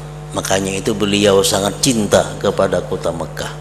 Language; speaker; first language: Indonesian; non-native, local second language; Banjar